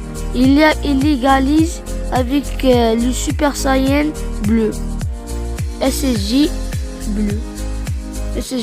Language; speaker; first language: French; non-native, learner; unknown